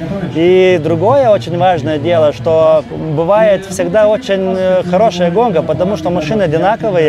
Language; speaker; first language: Russian; non-native, fluent; Lithuanian